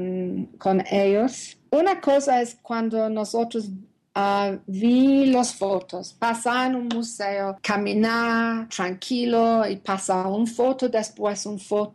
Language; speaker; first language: Spanish; non-native, learner; English